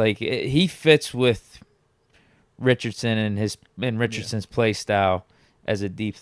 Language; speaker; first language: English; native; English